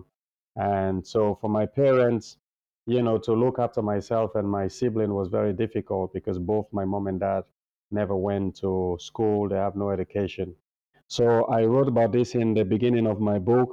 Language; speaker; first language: English; non-native, local second language; Krio